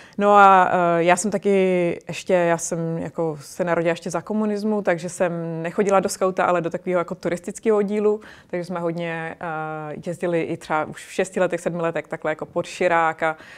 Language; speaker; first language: Czech; native; Czech